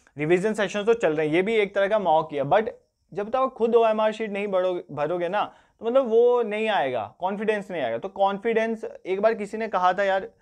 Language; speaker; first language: Hindi; non-native, local second language; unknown